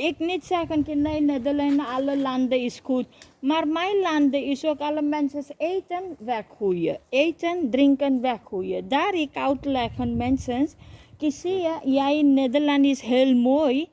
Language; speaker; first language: Dutch; non-native, learner; Hindi